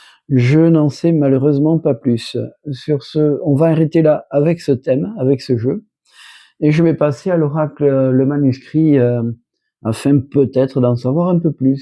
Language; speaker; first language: French; native; French